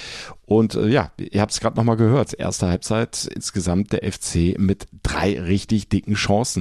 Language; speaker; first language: German; native; German